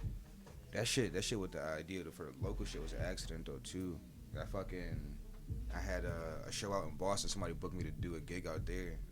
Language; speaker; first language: English; native; English